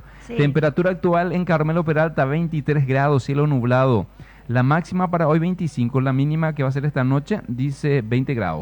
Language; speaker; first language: Spanish; native; Spanish